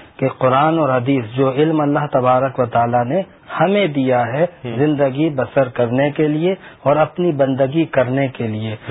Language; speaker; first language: Urdu; native; Urdu